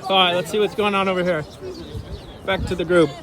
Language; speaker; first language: English; native; English